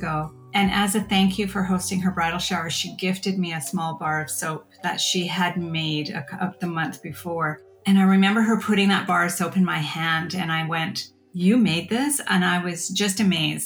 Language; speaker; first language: English; native; English